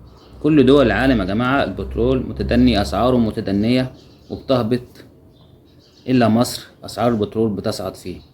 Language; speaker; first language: Arabic; native; Arabic